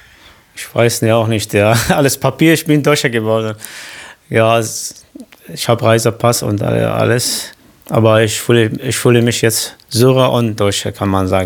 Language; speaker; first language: German; non-native, learner; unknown